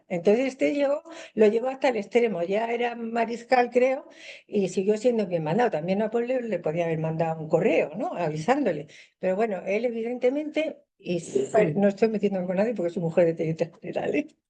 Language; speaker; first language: Spanish; native; Spanish